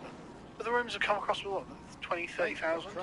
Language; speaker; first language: English; native; English